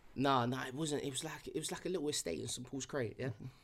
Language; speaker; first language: English; early bilingual, other home language; Yoruba